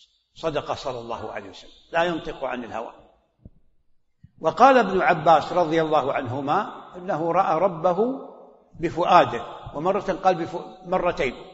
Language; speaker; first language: Arabic; native; Arabic